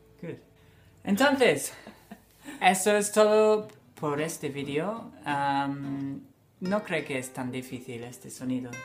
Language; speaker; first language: Spanish; non-native, fluent; English